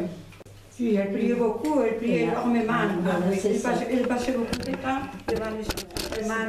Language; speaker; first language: French; non-native, fluent; Spanish